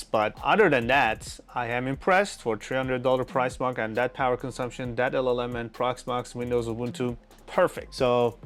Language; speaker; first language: English; non-native, fluent; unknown